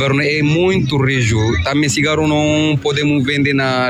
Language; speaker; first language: Portuguese; non-native, learner; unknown